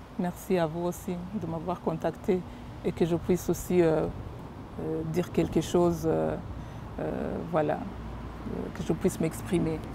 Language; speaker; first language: French; non-native, local second language; Kinyarwanda